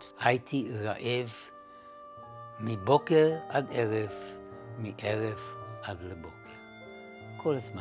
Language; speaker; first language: Hebrew; non-native, fluent; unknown